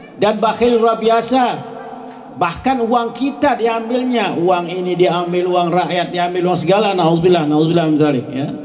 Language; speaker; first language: Indonesian; native; Indonesian